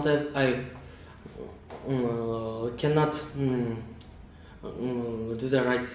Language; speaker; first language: English; non-native, learner; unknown